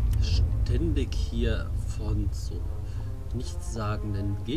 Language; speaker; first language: German; native; German